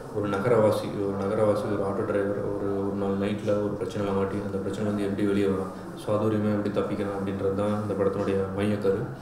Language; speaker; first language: Tamil; native; Tamil